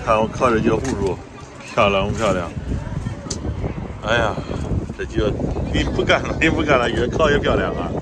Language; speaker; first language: Chinese; native; Chinese